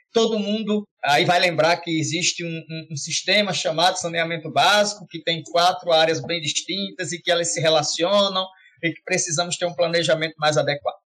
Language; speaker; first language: Portuguese; native; Portuguese